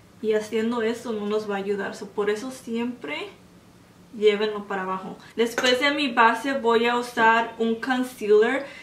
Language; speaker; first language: Spanish; early bilingual, heritage; Spanish